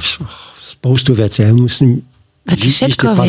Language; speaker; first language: Slovak; non-native, learner; English